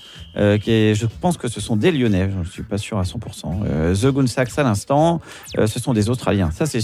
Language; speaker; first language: French; native; French